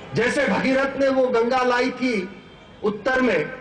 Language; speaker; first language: Hindi; non-native, local second language; Marathi